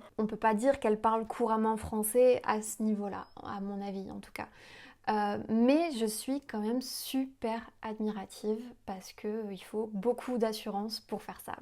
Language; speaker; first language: French; native; French